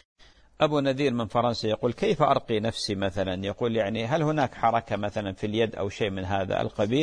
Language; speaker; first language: Arabic; native; Arabic